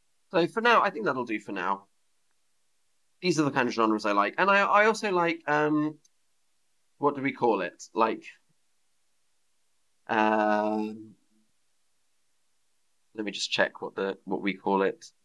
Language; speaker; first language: English; native; English